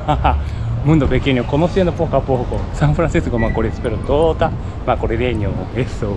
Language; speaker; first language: Spanish; non-native, learner; Japanese